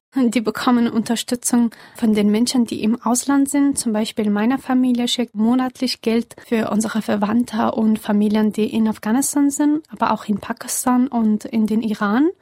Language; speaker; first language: German; non-native, fluent; Persian